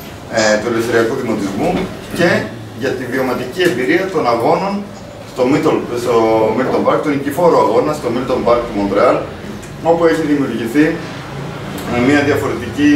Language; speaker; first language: Greek; native; Greek